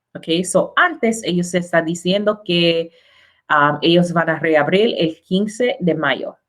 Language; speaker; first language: Spanish; non-native, learner; English